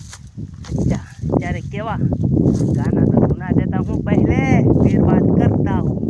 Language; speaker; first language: Hindi; non-native, local second language; Gujarati